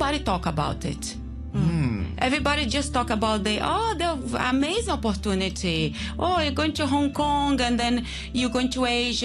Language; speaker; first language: English; non-native, fluent; Portuguese